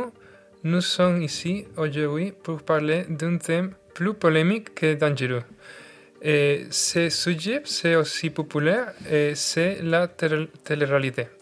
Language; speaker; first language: French; non-native, learner; Spanish